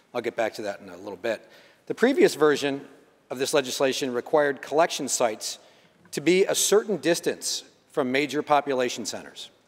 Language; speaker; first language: English; native; English